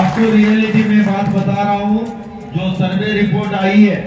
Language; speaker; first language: Hindi; non-native, local second language; Kannada